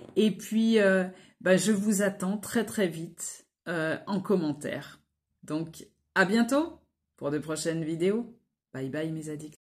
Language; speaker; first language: French; native; French